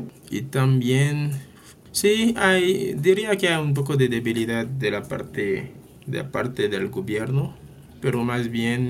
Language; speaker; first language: Spanish; non-native, fluent; Haitian Creole